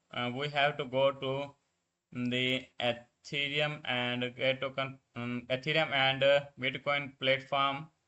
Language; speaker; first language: English; non-native, learner; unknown